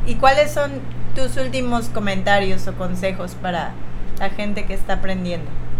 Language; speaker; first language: Spanish; native; Spanish